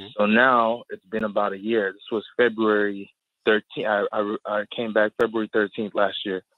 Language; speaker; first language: English; native; English